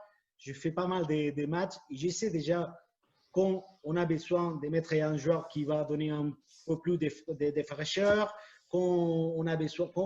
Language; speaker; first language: French; non-native, fluent; Spanish